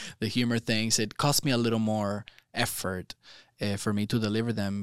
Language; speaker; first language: English; non-native, local second language; Spanish